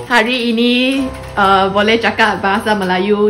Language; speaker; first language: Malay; non-native, local second language; Chinese